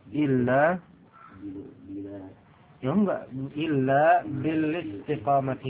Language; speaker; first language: Arabic; non-native, fluent; Indonesian